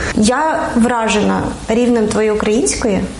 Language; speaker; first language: Ukrainian; native; Ukrainian